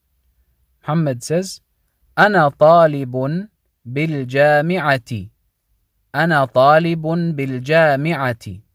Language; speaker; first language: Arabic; non-native, fluent; English